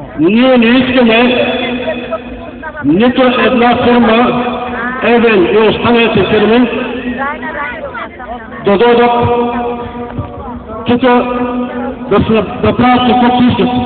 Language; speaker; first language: Bulgarian; non-native, local second language; Turkish